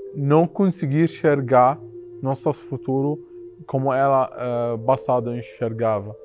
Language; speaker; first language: Portuguese; non-native, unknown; Arabic